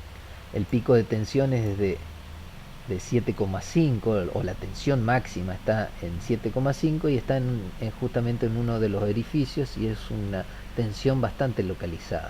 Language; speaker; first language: Spanish; native; Spanish